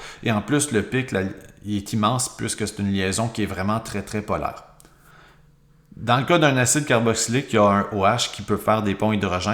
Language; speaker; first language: French; native; French